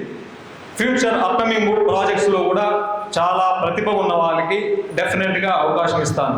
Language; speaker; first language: Telugu; native; Telugu